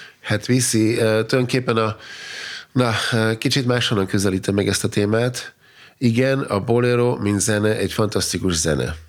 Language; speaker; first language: Hungarian; non-native, fluent; German